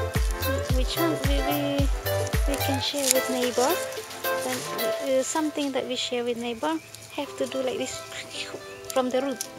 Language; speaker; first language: English; non-native, learner; Indonesian